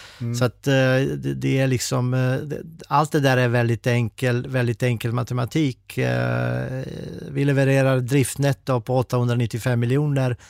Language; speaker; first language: Swedish; non-native, fluent; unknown